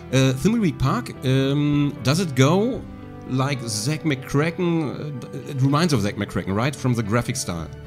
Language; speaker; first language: English; non-native, fluent; German